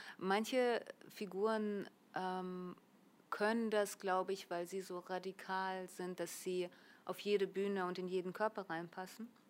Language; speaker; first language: German; early bilingual, other home language; Russian